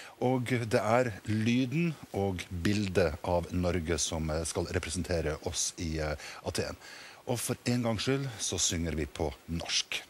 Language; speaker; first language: Norwegian; native; Norwegian